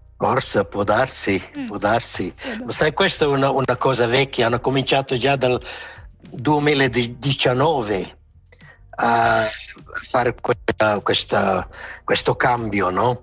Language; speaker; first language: Italian; non-native, local second language; Romansh